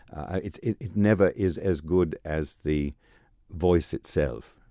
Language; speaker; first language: English; native; English